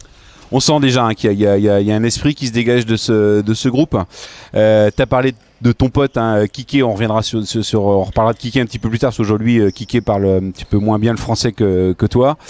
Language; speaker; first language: French; native; French